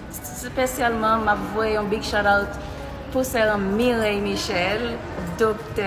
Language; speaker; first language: French; non-native, learner; Haitian Creole